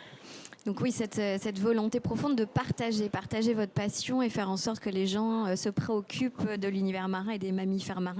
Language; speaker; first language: French; native; French